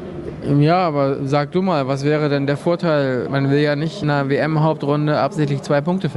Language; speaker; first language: German; native; German